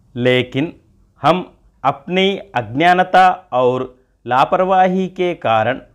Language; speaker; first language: Hindi; non-native, local second language; Telugu